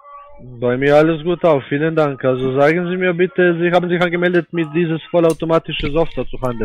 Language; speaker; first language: German; non-native, learner; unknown